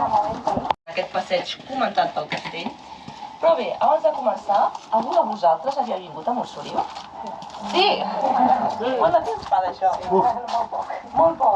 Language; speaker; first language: Catalan; native; Catalan